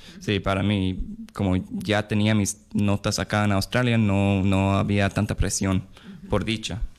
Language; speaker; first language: Spanish; non-native, fluent; English